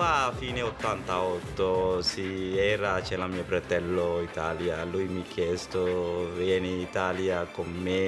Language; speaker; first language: Italian; non-native, learner; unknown